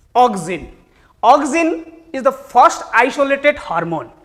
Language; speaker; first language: English; non-native, local second language; Nepali